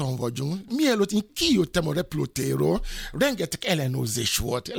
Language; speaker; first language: Hungarian; non-native, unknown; Yoruba